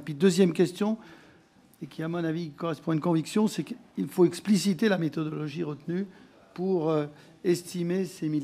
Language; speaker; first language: French; native; French